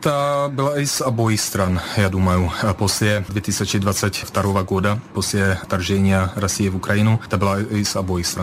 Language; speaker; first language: Russian; non-native, fluent; Czech